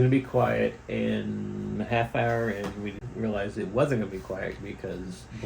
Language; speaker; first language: English; native; English